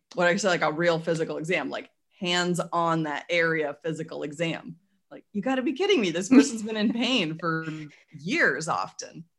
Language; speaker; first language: English; native; English